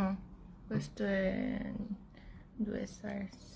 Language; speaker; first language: Italian; non-native, learner; Korean